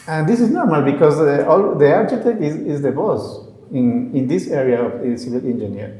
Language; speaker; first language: English; non-native, learner; Spanish